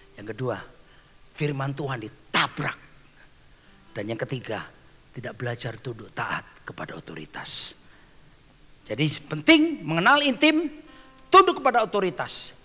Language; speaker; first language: Indonesian; native; Indonesian